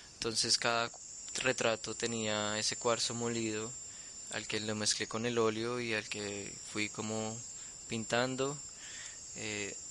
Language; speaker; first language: Spanish; native; Spanish